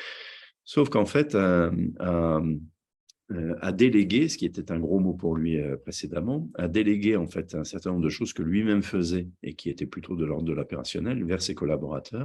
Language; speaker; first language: French; native; French